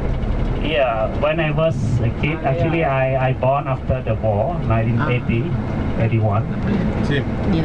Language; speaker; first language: English; non-native, local second language; Khmer